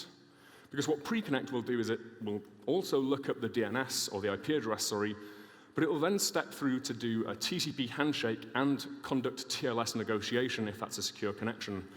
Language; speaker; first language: English; native; English